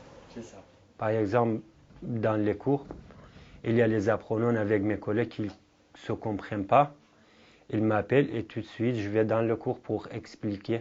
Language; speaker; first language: French; non-native, learner; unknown